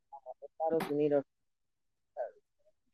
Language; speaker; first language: Spanish; non-native, learner; English